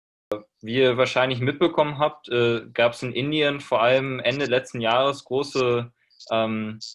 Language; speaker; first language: German; native; German